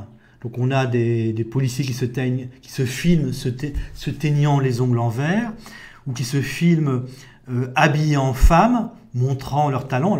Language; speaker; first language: French; native; French